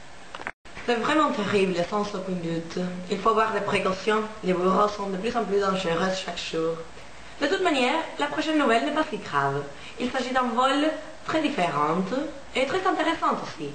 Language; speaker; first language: French; non-native, learner; Spanish